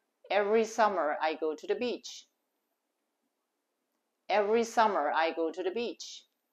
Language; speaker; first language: English; non-native, fluent; Japanese